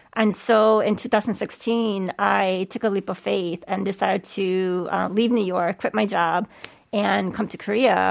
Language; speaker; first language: English; native; English